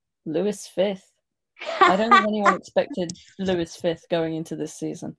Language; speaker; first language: English; native; English